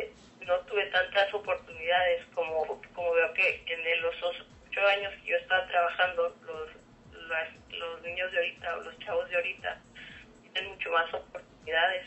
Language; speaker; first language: Spanish; early bilingual, heritage; Spanish